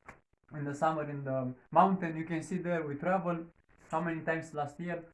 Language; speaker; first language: English; non-native, learner; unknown